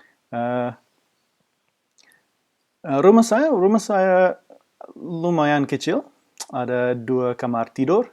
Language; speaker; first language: Indonesian; non-native, fluent; English